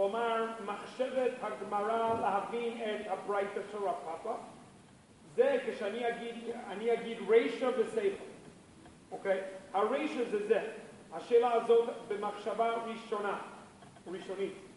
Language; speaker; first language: Hebrew; non-native, fluent; English